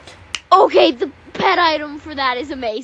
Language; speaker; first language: English; native; English